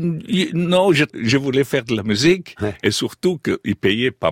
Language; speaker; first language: French; non-native, fluent; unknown